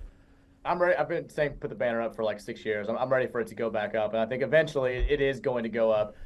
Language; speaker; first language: English; native; English